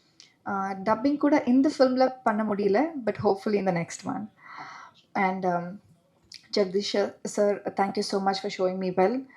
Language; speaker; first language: Tamil; non-native, learner; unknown